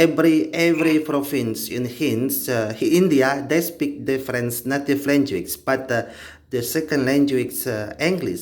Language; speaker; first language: English; non-native, learner; Indonesian